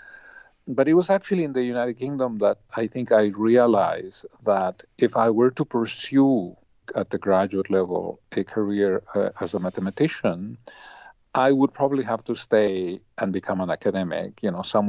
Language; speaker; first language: English; non-native, fluent; Spanish